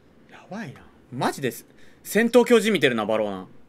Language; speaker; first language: Japanese; native; Japanese